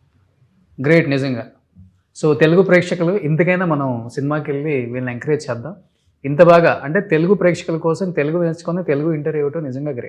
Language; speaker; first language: Telugu; native; Telugu